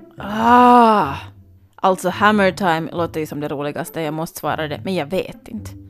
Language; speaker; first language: Swedish; native; Swedish